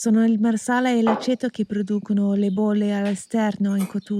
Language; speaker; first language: Italian; non-native, fluent; English